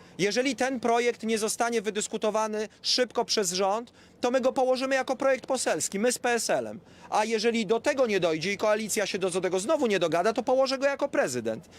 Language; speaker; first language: Polish; native; Polish